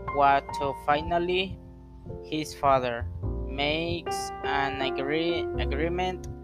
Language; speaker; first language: English; non-native, learner; Spanish